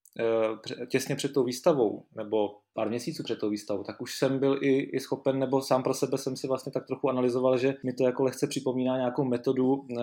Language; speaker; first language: Czech; native; Czech